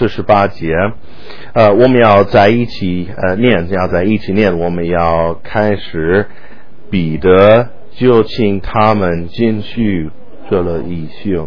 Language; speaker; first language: Chinese; non-native, fluent; English